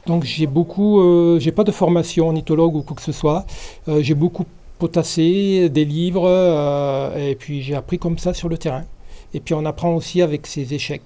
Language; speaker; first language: French; native; French